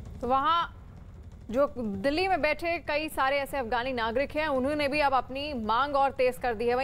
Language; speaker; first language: Hindi; native; Hindi